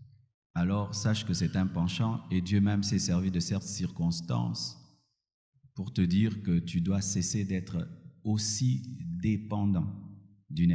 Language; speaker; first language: French; non-native, local second language; Lingala